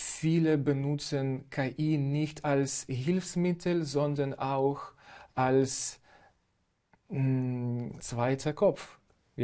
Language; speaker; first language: German; non-native, fluent; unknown